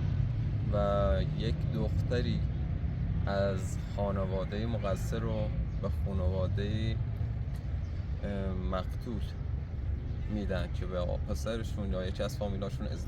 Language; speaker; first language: Persian; native; Persian